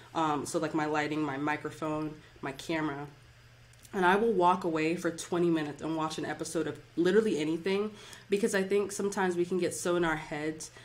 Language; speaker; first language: English; native; English